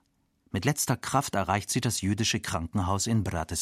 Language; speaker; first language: German; native; German